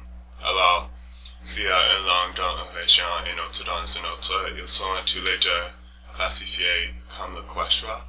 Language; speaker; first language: French; non-native, learner; English